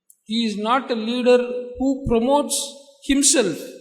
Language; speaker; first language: English; non-native, local second language; Tamil